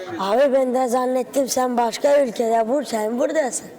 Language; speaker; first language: Turkish; early bilingual, other home language; Arabic